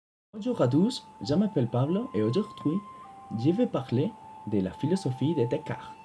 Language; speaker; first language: French; non-native, learner; Spanish